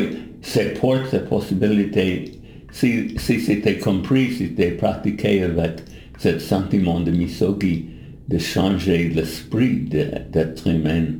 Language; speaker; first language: French; non-native, learner; English